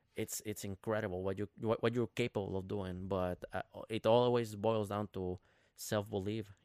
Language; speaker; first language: English; non-native, fluent; Spanish